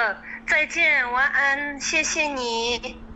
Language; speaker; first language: Chinese; non-native, local second language; Tibetan